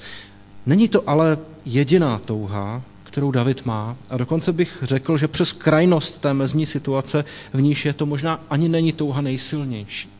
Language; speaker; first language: Czech; native; Czech